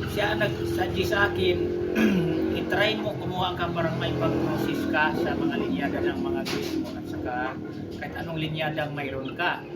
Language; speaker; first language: Filipino; non-native, local second language; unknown